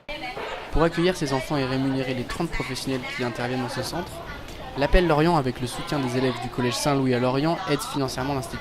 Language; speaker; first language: French; native; French